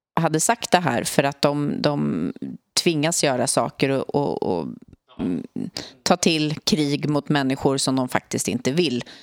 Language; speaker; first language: Swedish; native; Swedish